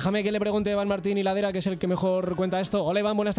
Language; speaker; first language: Spanish; native; Spanish